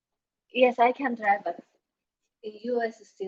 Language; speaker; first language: English; non-native, learner; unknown